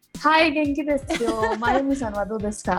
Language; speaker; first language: Japanese; non-native, learner; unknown